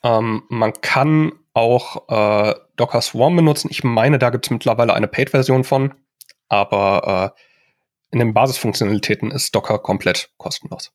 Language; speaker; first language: German; native; German